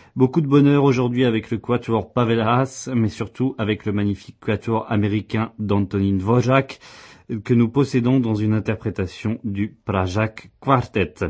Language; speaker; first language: French; native; French